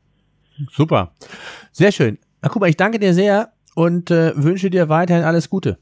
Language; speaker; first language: German; native; German